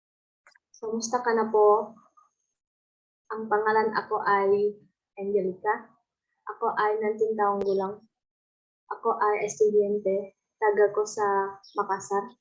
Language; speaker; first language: Filipino; non-native, learner; Indonesian